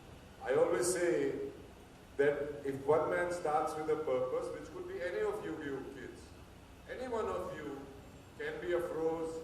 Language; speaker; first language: English; non-native, local second language; Hindi